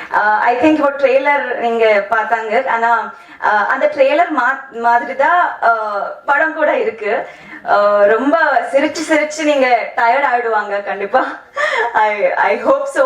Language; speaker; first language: Tamil; non-native, learner; Telugu